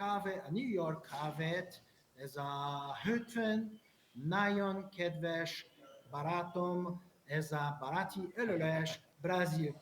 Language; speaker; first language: Hungarian; non-native, learner; Portuguese